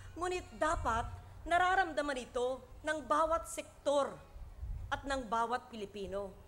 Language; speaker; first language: Filipino; native; Filipino